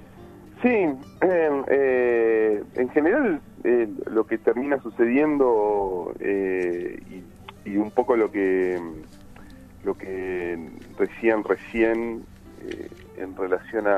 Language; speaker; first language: Spanish; native; Spanish